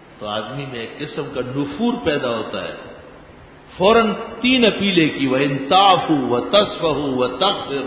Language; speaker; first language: Urdu; non-native, local second language; Pashto